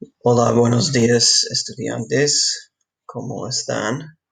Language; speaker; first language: Spanish; non-native, fluent; English